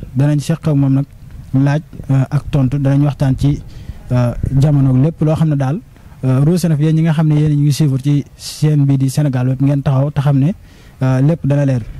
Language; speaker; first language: Wolof; native; Wolof